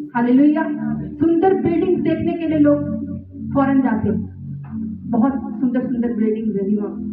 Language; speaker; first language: Hindi; native; Hindi